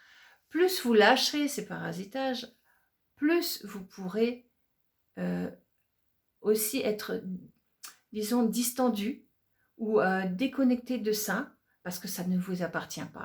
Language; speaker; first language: French; native; French